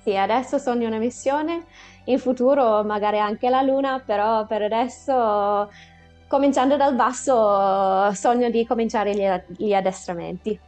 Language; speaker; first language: Italian; non-native, fluent; English